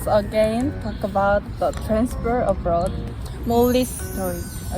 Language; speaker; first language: English; non-native, learner; Korean